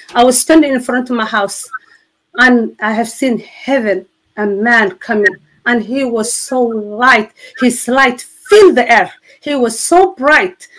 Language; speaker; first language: English; non-native, fluent; Somali